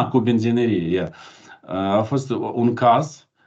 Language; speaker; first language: Romanian; non-native, learner; Ukrainian